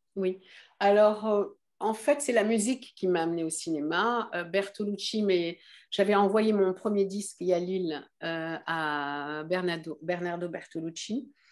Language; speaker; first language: French; early bilingual, other home language; Arabic